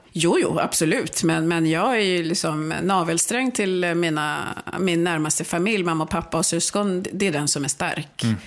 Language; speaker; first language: Swedish; early bilingual, other home language; Swahili